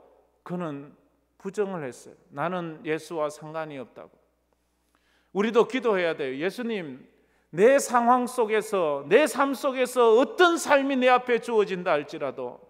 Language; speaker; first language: Korean; native; Korean